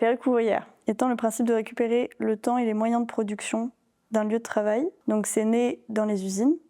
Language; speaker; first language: French; native; French